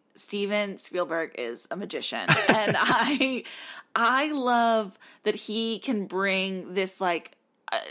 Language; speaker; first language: English; native; English